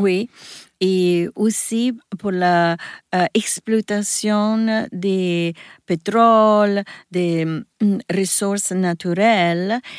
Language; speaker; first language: French; non-native, learner; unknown